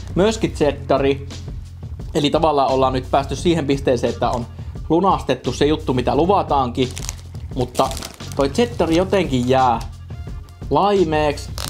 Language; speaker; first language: Finnish; native; Finnish